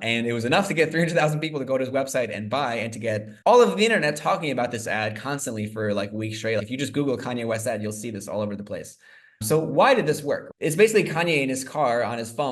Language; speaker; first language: English; native; English